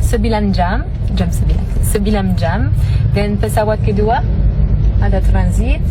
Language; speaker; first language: Indonesian; non-native, fluent; French